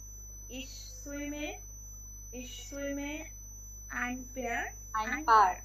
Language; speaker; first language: German; non-native, learner; Bangla